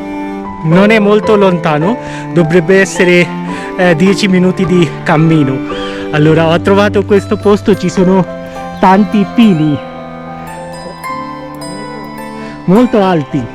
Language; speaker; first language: Italian; non-native, fluent; Bangla